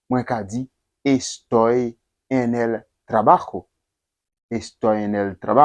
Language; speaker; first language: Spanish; non-native, fluent; Haitian Creole